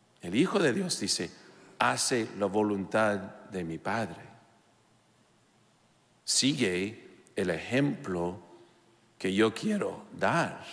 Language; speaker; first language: Spanish; non-native, fluent; English